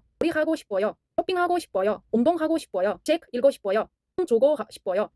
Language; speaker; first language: Korean; non-native, learner; Kazakh